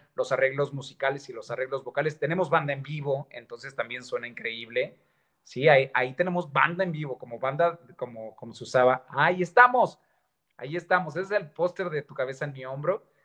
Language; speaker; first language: Spanish; native; Spanish